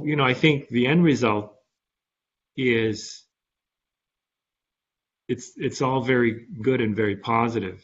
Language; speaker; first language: English; native; English